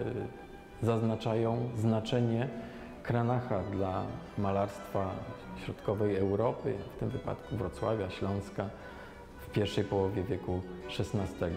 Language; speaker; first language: Polish; native; Polish